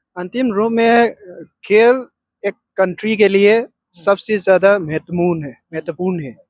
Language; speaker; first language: Hindi; non-native, local second language; Manipuri